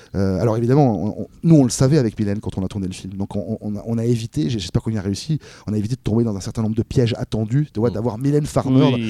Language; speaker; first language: French; native; French